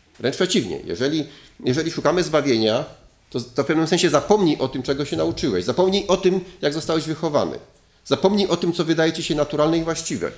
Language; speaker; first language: Polish; native; Polish